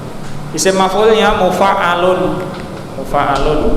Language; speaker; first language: Arabic; non-native, fluent; Indonesian